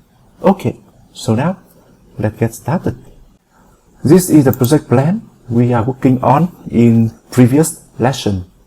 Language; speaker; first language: English; non-native, fluent; Vietnamese